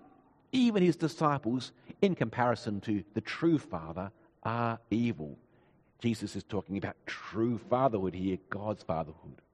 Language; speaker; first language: English; native; English